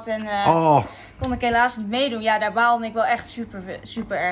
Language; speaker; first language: Dutch; native; Dutch